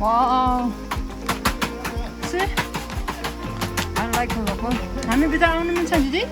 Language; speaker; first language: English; non-native, learner; Tibetan